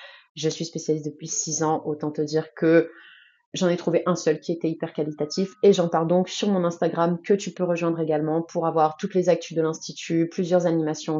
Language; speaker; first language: French; native; French